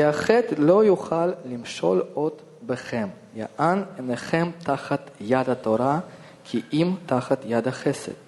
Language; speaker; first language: Hebrew; non-native, fluent; Russian